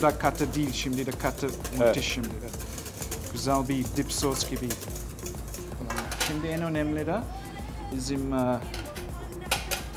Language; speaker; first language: Turkish; non-native, learner; English